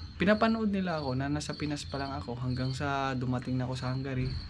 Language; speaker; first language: Filipino; non-native, local second language; Cebuano